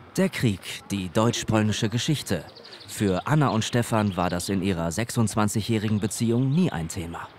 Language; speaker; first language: German; native; German